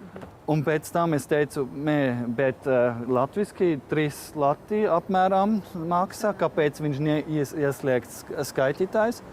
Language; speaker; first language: Latvian; non-native, learner; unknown